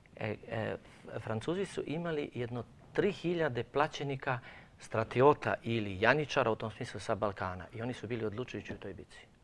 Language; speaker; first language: Croatian; non-native, local second language; Romanian